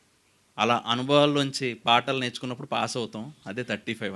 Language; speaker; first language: Telugu; native; Telugu